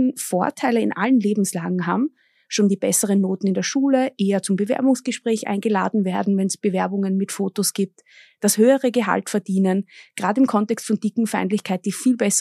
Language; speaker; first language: German; native; German